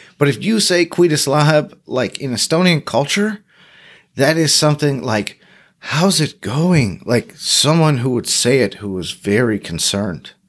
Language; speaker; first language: English; native; English